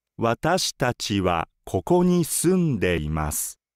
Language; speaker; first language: Japanese; native; Japanese